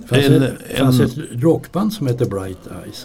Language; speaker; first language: Swedish; native; Swedish